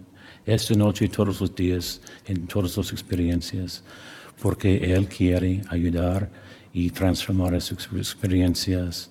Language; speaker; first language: Spanish; non-native, learner; English